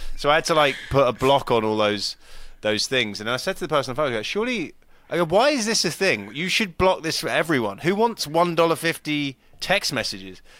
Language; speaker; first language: English; native; English